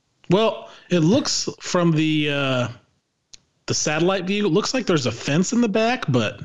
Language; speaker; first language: English; native; English